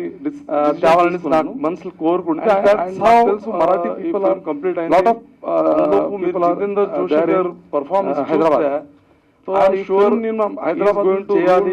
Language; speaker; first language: Telugu; non-native, learner; Marathi